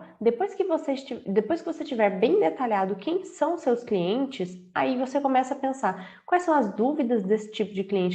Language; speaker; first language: Portuguese; native; Portuguese